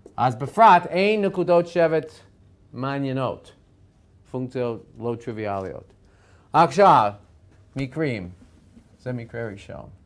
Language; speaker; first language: Hebrew; non-native, fluent; English